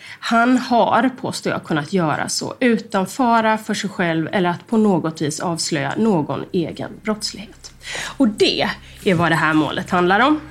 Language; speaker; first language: Swedish; native; Swedish